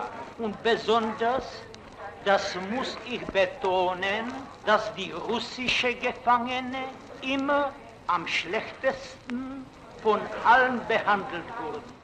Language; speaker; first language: German; non-native, fluent; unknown